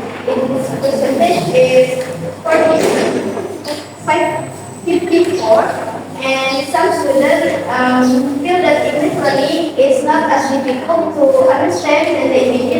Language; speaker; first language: English; non-native, learner; Indonesian